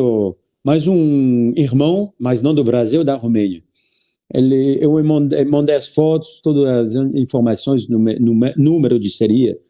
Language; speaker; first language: Portuguese; non-native, learner; French